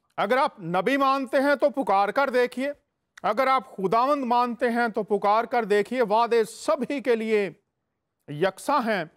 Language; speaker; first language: Urdu; native; Urdu